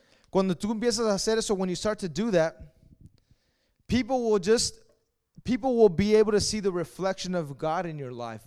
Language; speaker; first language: English; early bilingual, other home language; Spanish